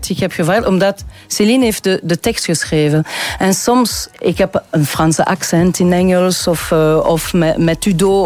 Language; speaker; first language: Dutch; non-native, local second language; French